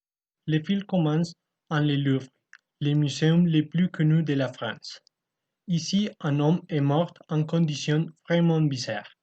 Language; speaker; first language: French; non-native, learner; Spanish